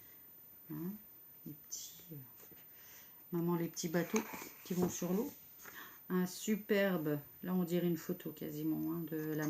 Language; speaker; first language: French; native; French